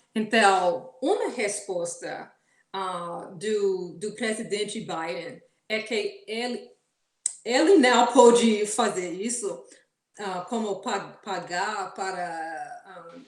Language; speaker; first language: Portuguese; non-native, fluent; English